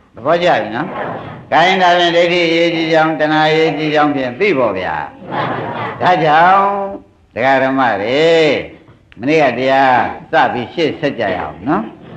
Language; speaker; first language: Burmese; native; Burmese